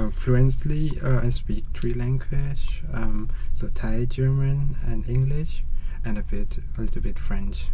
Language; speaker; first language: English; non-native, learner; Thai